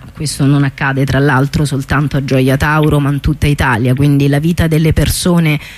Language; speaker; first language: Italian; native; Italian